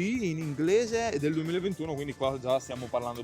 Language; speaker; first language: Italian; native; Italian